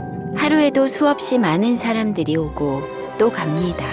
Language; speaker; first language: Korean; native; Korean